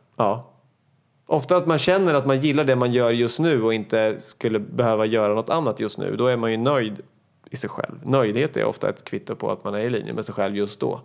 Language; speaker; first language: Swedish; native; Swedish